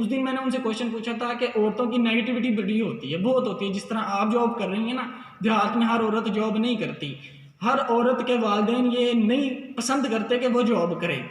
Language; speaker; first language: Urdu; non-native, local second language; Punjabi